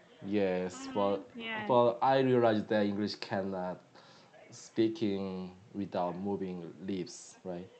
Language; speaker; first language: English; non-native, learner; Korean